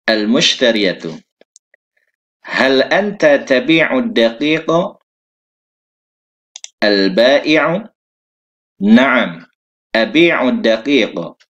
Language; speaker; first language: Arabic; non-native, fluent; Indonesian